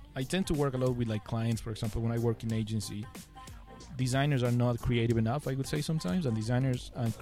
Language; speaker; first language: English; non-native, fluent; Spanish